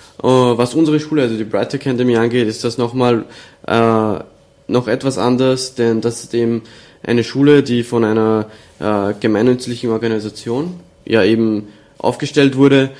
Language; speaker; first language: German; native; German